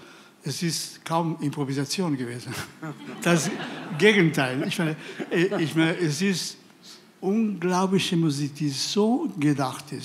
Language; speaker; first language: German; non-native, fluent; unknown